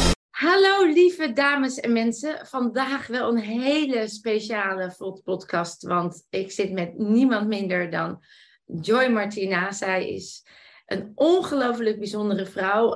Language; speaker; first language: Dutch; native; Dutch